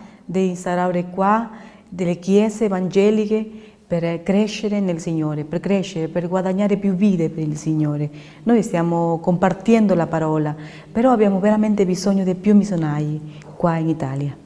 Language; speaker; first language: Italian; non-native, fluent; Portuguese